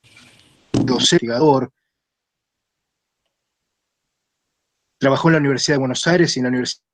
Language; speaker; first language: Spanish; native; Spanish